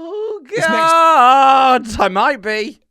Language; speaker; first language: English; native; English